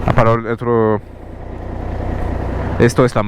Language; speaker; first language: Spanish; non-native, learner; French